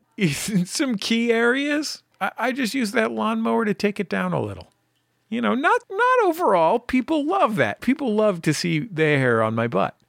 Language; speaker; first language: English; native; English